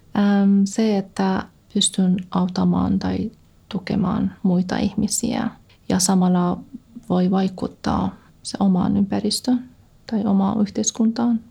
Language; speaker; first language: Finnish; non-native, fluent; Persian